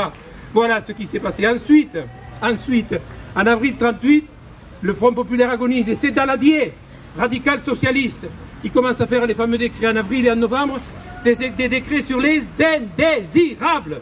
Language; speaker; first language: French; native; French